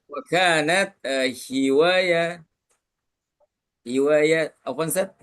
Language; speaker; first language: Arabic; non-native, learner; Indonesian